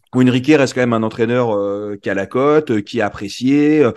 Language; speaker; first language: French; native; French